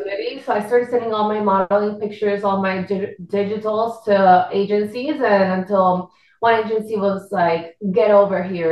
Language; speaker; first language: English; non-native, fluent; Spanish